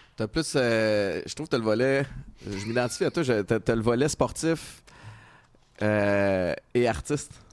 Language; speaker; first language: French; native; French